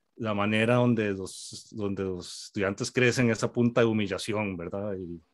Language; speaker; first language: Spanish; native; Spanish